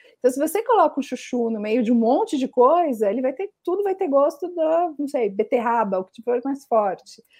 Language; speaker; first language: Portuguese; native; Portuguese